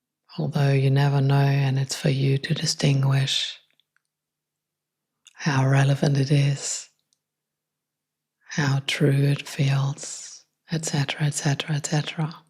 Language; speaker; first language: English; non-native, fluent; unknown